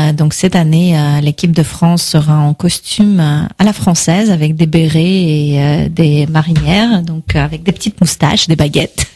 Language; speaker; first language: French; non-native, fluent; Russian